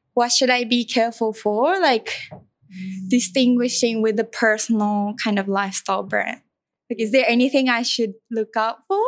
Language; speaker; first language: English; non-native, fluent; Japanese